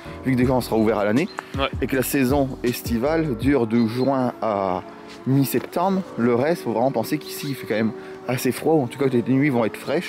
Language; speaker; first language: French; native; French